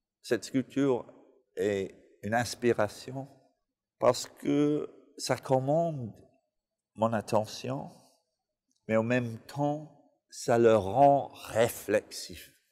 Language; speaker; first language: French; non-native, fluent; English